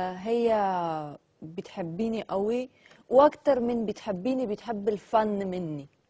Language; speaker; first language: Egyptian Arabic; non-native, learner; Armenian